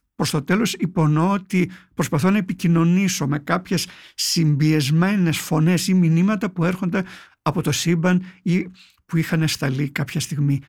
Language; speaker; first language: Greek; native; Greek